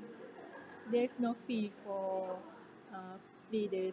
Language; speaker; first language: English; non-native, local second language; Malay